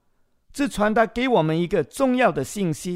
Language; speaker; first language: Chinese; native; Chinese